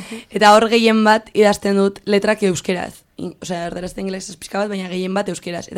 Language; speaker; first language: Basque; non-native, local second language; Spanish